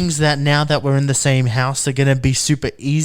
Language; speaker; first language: English; native; English